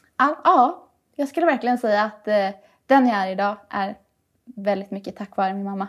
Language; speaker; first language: Swedish; early bilingual, other home language; Persian